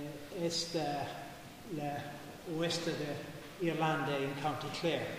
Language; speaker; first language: Spanish; non-native, learner; English